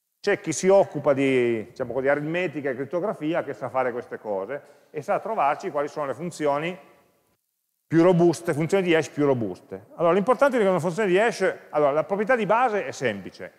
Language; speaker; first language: Italian; native; Italian